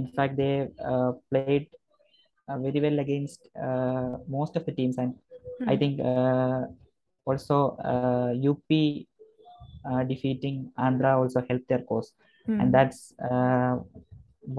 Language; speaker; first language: English; non-native, local second language; Malayalam